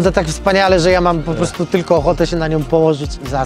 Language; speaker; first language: Polish; native; Polish